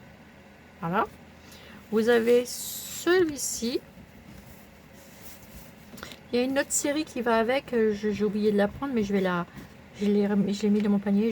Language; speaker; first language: French; native; French